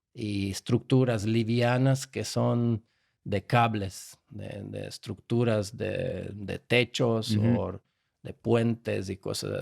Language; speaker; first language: Spanish; non-native, fluent; Slovak